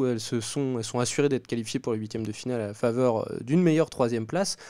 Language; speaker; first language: French; native; French